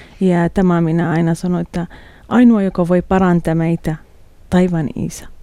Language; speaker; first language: Finnish; non-native, learner; Arabic